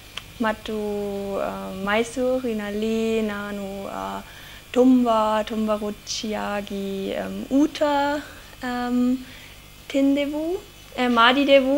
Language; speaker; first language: Kannada; non-native, learner; German